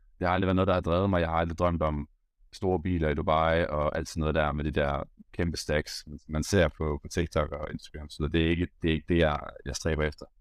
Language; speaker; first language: Danish; native; Danish